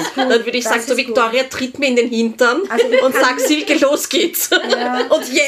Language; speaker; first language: German; native; German